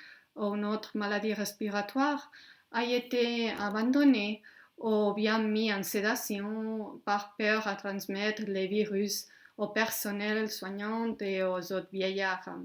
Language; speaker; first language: French; non-native, fluent; Spanish